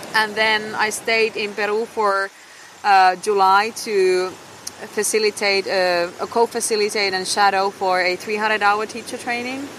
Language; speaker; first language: English; non-native, fluent; Finnish